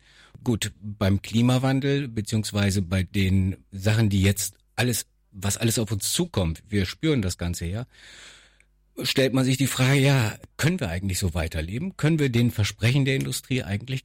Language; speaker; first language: German; native; German